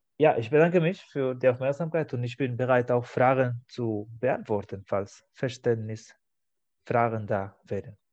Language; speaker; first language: German; non-native, fluent; Spanish